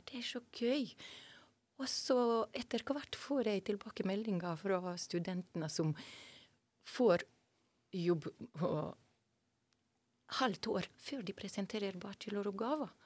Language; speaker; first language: Norwegian; non-native, fluent; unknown